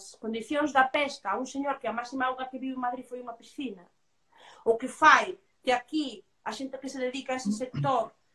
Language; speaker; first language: Galician; non-native, local second language; Spanish